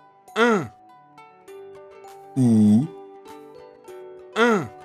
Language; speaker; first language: French; native; French